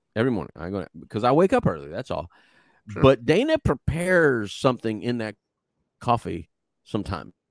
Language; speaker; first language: English; native; English